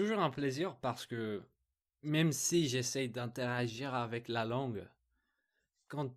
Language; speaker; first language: French; non-native, fluent; English